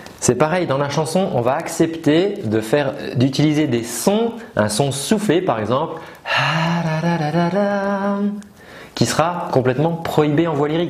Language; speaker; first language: French; native; French